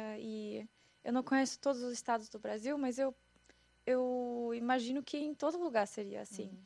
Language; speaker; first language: Portuguese; non-native, fluent; German